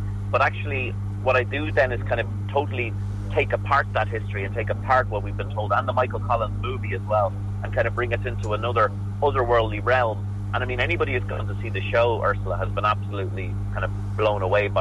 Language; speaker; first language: English; native; English